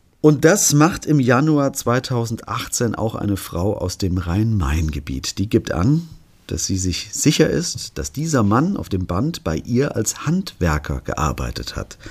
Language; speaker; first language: German; native; German